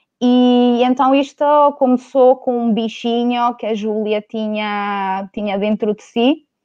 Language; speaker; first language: Portuguese; early bilingual, heritage; Portuguese